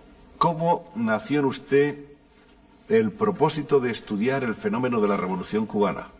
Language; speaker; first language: Spanish; native; Spanish